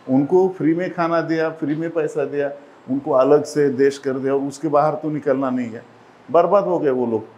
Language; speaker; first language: Hindi; non-native, local second language; Marathi